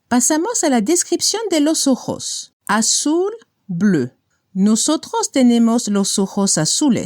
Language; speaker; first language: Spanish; non-native, fluent; French